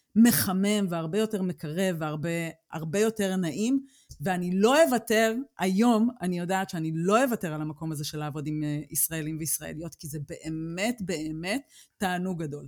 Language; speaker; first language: Hebrew; native; Hebrew